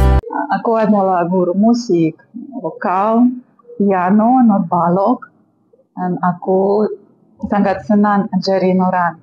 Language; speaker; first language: Indonesian; non-native, fluent; Russian